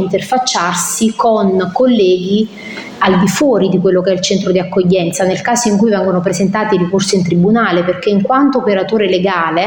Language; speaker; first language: Italian; native; Italian